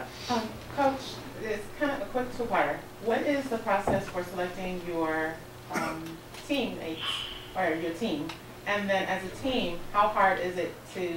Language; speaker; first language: English; native; English